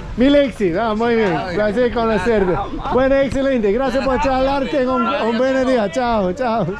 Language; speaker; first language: Spanish; non-native, learner; English